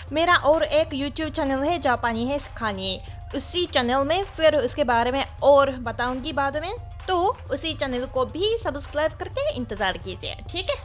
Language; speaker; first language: Hindi; non-native, fluent; Japanese